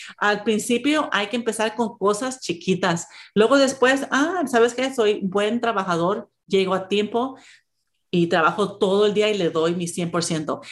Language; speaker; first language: Spanish; early bilingual, heritage; Spanish